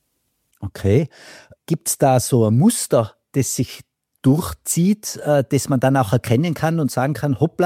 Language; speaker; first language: German; native; German